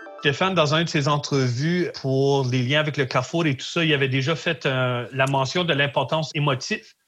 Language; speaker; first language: French; native; French